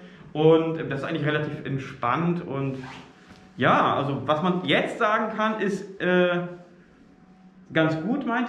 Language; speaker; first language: German; native; German